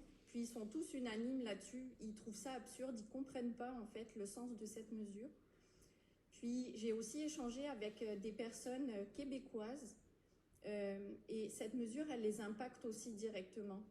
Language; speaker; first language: French; native; French